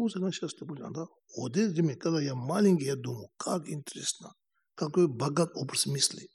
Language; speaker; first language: Russian; non-native, learner; Tibetan